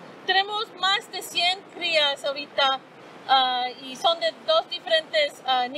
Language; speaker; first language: Spanish; early bilingual, other home language; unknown